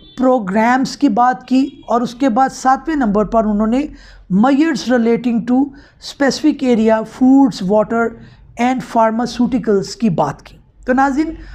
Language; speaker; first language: Urdu; non-native, local second language; Punjabi